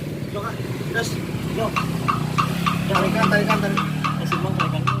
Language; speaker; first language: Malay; non-native, local second language; Sundanese